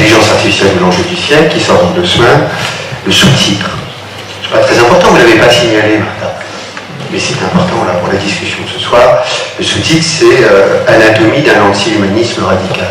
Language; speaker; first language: French; native; French